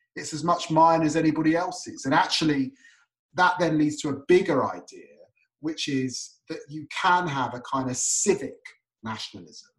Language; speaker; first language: English; native; English